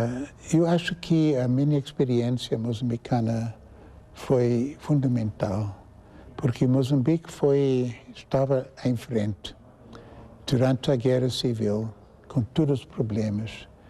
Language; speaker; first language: Portuguese; non-native, fluent; English